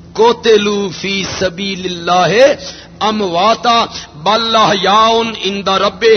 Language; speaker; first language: Urdu; non-native, local second language; Punjabi